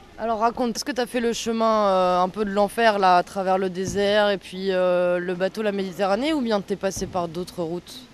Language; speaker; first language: French; native; French